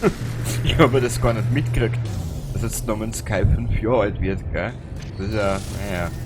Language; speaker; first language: German; native; German